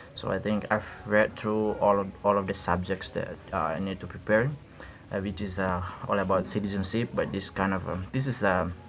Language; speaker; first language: English; non-native, fluent; Tetum